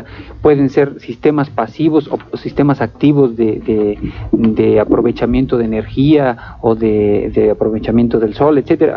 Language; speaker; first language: Spanish; native; Spanish